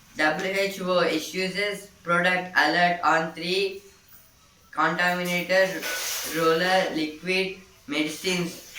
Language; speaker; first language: English; non-native, local second language; Telugu